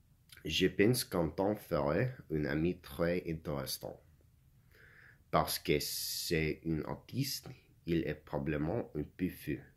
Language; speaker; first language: French; non-native, learner; English